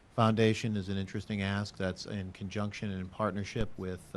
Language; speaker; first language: English; native; English